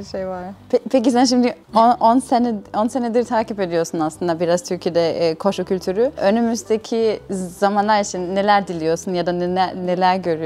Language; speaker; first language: Turkish; non-native, fluent; German